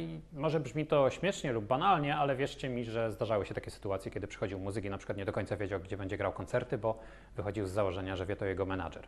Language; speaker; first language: Polish; native; Polish